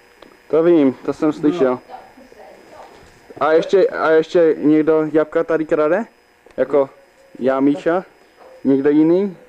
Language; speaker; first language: Czech; early bilingual, heritage; Czech